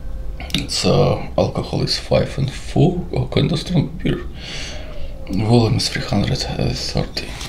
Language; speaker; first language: English; non-native, learner; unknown